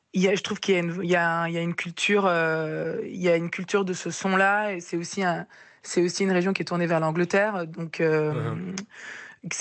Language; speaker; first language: French; native; French